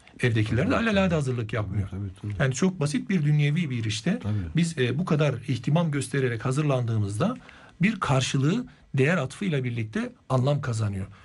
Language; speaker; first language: Turkish; native; Turkish